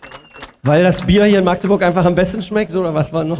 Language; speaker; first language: German; native; German